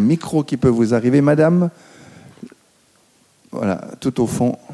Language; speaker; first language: French; native; French